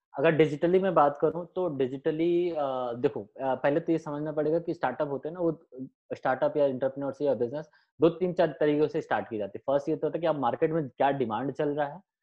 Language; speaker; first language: Hindi; native; Hindi